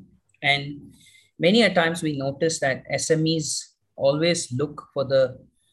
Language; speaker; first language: English; non-native, local second language; Malayalam